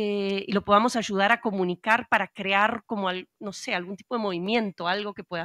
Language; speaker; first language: Spanish; native; Spanish